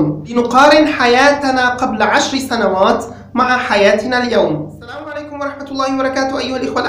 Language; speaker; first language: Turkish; non-native, fluent; Arabic